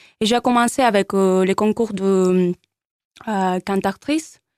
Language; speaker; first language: French; non-native, learner; Spanish